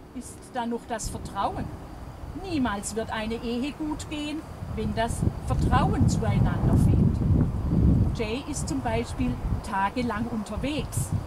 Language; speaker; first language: German; native; German